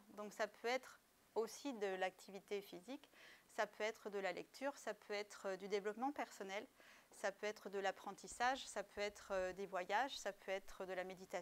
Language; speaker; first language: French; native; French